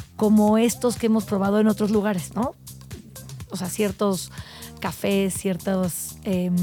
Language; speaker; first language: Spanish; native; Spanish